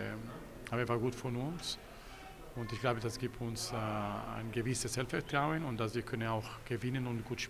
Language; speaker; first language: German; non-native, local second language; Italian